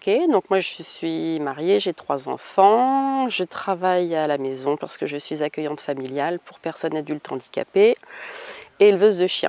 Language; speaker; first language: French; native; French